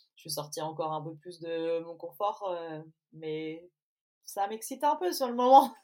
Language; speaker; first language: French; native; French